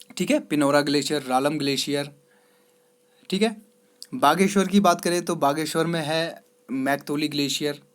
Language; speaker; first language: Hindi; native; Hindi